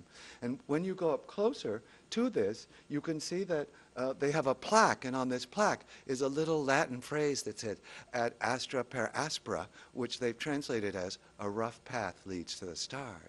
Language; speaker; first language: English; native; English